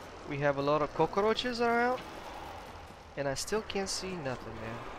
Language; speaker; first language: English; non-native, fluent; Russian